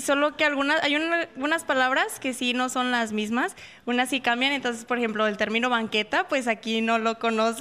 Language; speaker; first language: Spanish; native; Spanish